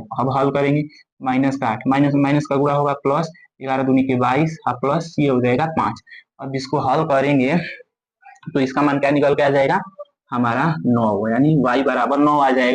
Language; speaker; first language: Hindi; native; Hindi